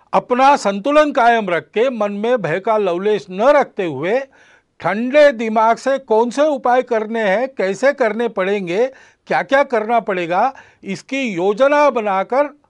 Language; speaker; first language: Hindi; non-native, local second language; Marathi